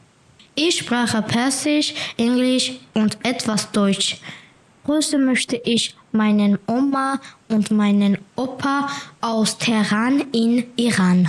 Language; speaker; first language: German; non-native, learner; Persian